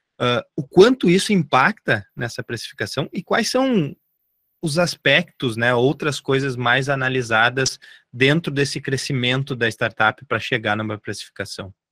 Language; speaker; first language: Portuguese; native; Portuguese